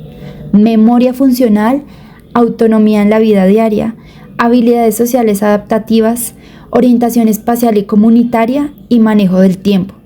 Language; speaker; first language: Spanish; native; Spanish